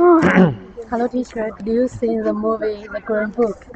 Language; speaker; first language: English; non-native, learner; Chinese